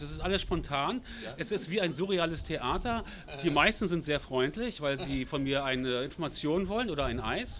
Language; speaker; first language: German; native; German